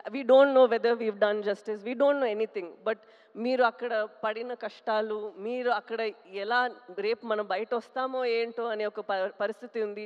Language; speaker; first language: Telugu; non-native, local second language; Tamil